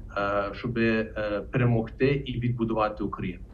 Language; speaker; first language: Ukrainian; early bilingual, heritage; Ukrainian